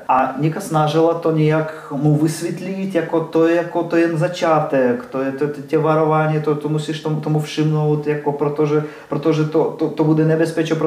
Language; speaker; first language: Czech; non-native, learner; Russian